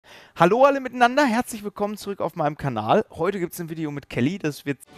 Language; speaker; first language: German; native; German